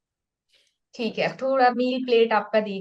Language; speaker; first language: Hindi; native; Hindi